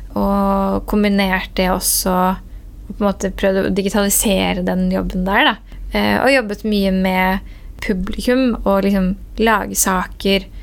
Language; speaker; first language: Norwegian; early bilingual, other home language; Persian